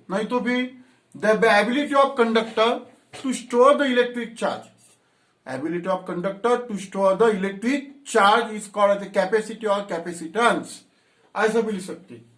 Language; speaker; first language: Hindi; non-native, local second language; Marathi